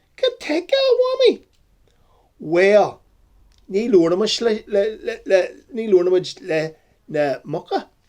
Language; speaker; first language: Irish; non-native, local second language; English